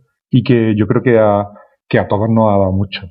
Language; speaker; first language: Spanish; native; Spanish